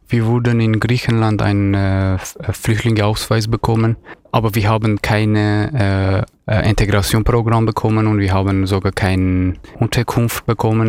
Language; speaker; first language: German; non-native, learner; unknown